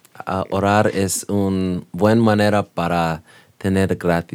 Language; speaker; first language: Spanish; non-native, learner; English